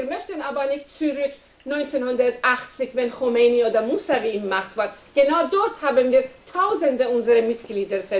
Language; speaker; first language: German; non-native, learner; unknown